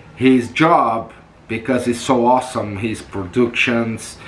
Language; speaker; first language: English; non-native, learner; Portuguese